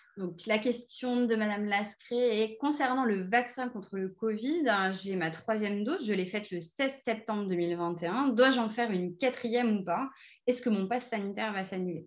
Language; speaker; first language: French; native; French